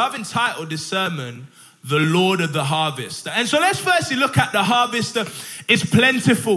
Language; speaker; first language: English; native; English